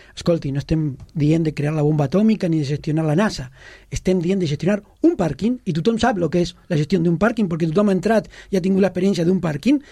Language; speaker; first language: Catalan; non-native, local second language; Spanish